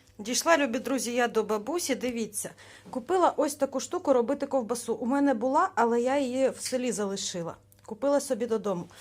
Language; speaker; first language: Ukrainian; native; Ukrainian